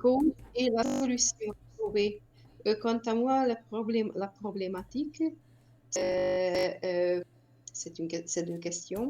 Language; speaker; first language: French; non-native, fluent; Hungarian